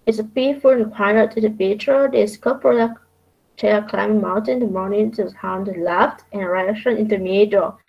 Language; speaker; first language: English; non-native, fluent; Vietnamese